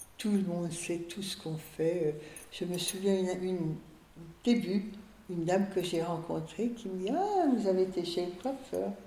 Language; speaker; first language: French; early bilingual, other home language; Hungarian